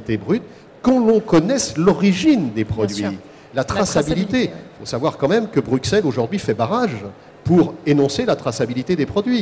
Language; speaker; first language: French; native; French